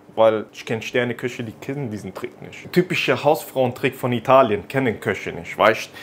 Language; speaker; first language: German; early bilingual, other home language; Italian